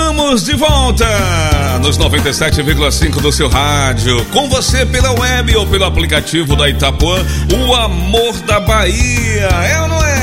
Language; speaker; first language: Portuguese; native; Portuguese